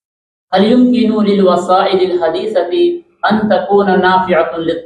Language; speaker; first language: Arabic; non-native, learner; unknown